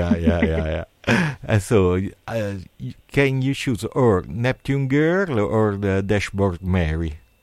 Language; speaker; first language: English; non-native, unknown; Italian